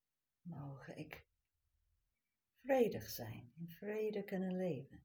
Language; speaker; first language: Dutch; non-native, fluent; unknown